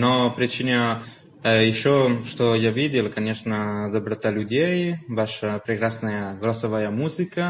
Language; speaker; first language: Russian; non-native, fluent; Italian